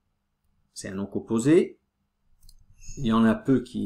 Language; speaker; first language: French; native; French